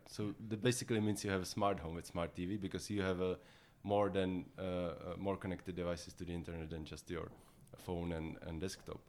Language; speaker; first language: English; non-native, fluent; Czech